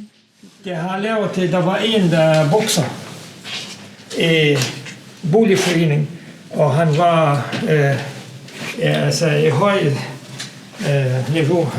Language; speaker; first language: Danish; non-native, fluent; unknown